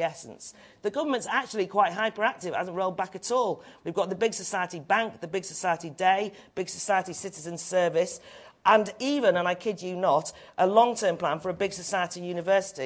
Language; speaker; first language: English; native; English